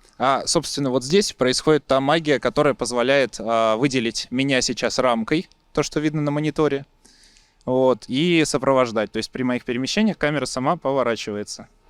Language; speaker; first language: Russian; native; Russian